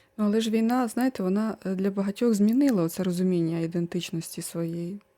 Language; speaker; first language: Ukrainian; native; Ukrainian